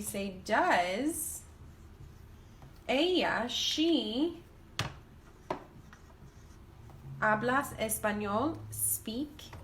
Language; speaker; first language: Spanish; non-native, learner; English